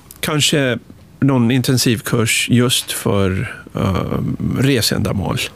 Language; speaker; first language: Swedish; early bilingual, other home language; Spanish